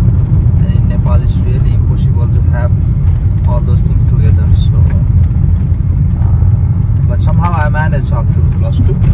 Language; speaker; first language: English; non-native, local second language; Nepali